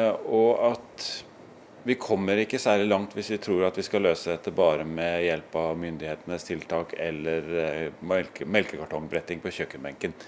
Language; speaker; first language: Norwegian; native; Norwegian